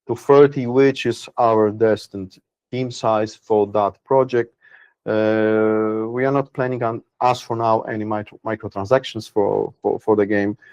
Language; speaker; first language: English; non-native, fluent; Polish